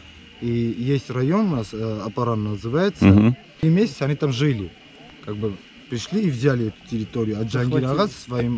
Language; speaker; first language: Russian; non-native, local second language; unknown